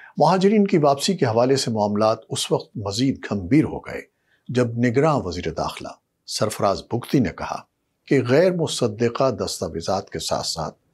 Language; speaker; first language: Urdu; native; Urdu